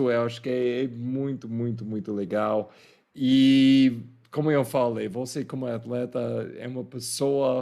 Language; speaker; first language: Portuguese; non-native, fluent; English